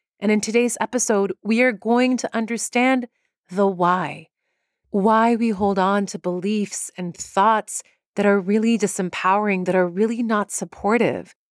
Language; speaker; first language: English; early bilingual, other home language; Persian